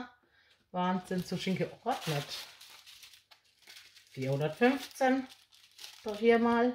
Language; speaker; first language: German; native; German